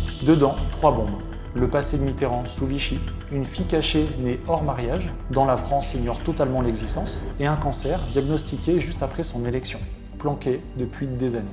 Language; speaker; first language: French; native; French